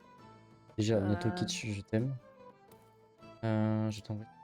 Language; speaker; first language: French; native; French